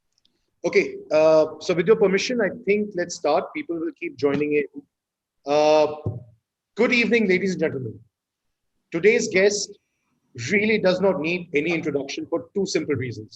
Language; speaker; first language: English; non-native, local second language; Hindi